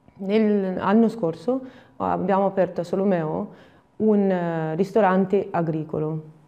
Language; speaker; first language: Italian; non-native, fluent; Romanian